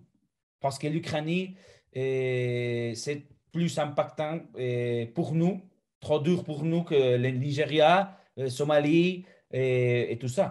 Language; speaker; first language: French; non-native, fluent; Spanish